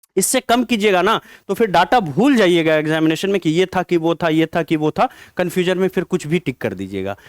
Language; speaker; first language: Hindi; native; Hindi